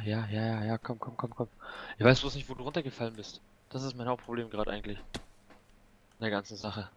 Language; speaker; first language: German; native; German